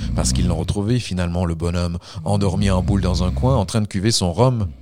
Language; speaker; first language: French; native; French